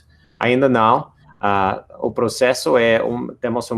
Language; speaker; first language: Portuguese; non-native, fluent; English